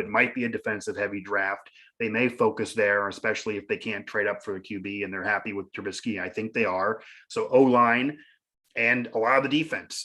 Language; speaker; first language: English; native; English